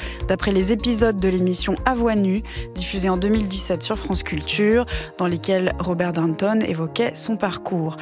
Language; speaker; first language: French; native; French